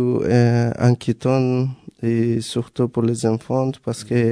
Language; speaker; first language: French; non-native, learner; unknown